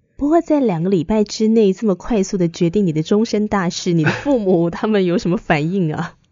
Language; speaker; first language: Chinese; native; Chinese